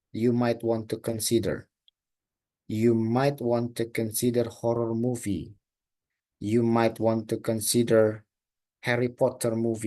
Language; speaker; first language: English; non-native, local second language; Indonesian